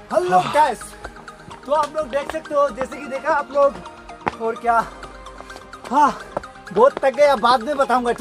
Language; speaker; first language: Hindi; non-native, local second language; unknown